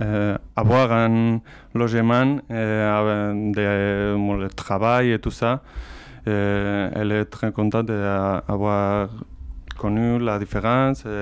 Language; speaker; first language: French; non-native, learner; Spanish